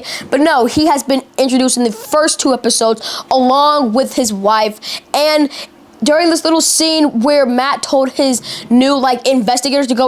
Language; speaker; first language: English; native; English